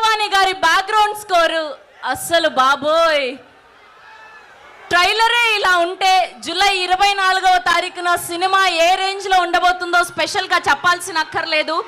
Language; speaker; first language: Telugu; native; Telugu